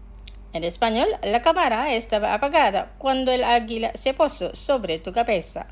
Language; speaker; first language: Spanish; non-native, fluent; Indonesian